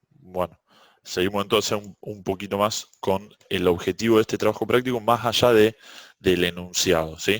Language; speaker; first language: Spanish; native; Spanish